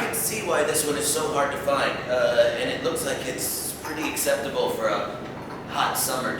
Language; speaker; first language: English; native; English